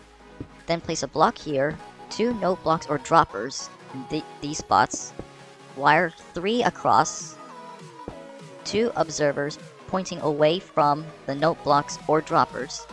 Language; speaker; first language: English; native; English